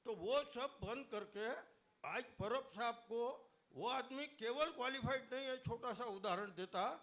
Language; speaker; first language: Hindi; non-native, local second language; Marathi